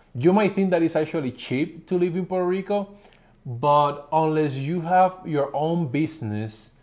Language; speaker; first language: English; non-native, fluent; Spanish